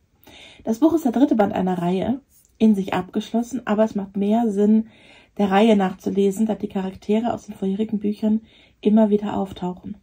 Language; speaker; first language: German; native; German